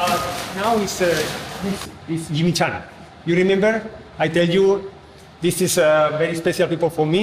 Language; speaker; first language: English; non-native, learner; Spanish